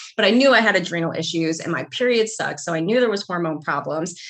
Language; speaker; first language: English; native; English